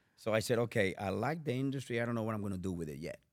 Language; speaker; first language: English; non-native, fluent; Spanish